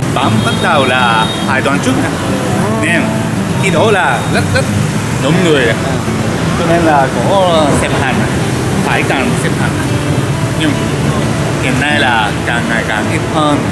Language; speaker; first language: Vietnamese; non-native, learner; Japanese